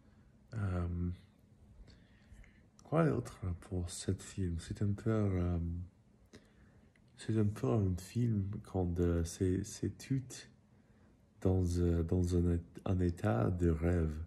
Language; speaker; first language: French; non-native, learner; English